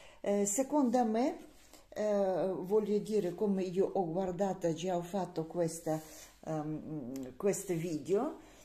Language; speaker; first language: Italian; non-native, learner; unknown